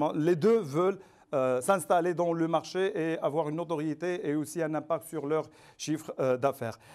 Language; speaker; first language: French; non-native, local second language; Arabic